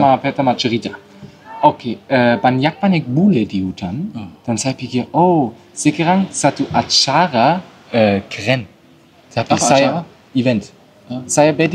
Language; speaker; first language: Indonesian; non-native, learner; German